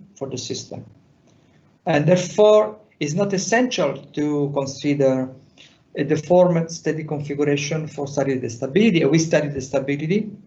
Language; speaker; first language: English; non-native, fluent; Italian